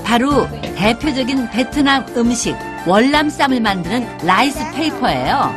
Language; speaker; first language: Korean; native; Korean